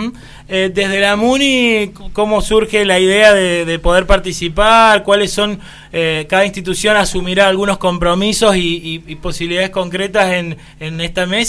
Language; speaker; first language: Spanish; native; Spanish